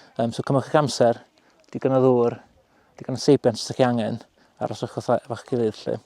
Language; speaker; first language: Welsh; native; Welsh